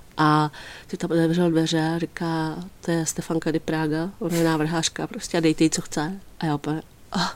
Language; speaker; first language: Czech; native; Czech